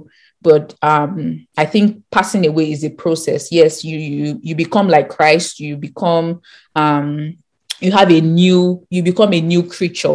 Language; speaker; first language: English; non-native, local second language; Yoruba